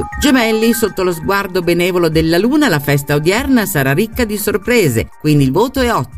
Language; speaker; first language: Italian; native; Italian